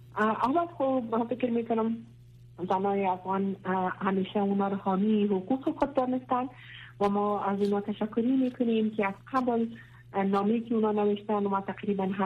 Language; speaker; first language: Persian; non-native, local second language; Pashto